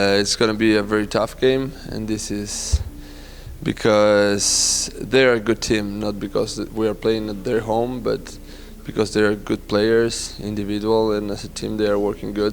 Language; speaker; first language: English; non-native, fluent; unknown